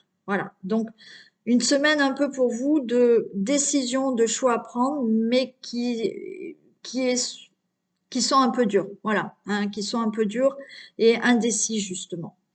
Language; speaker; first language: French; native; French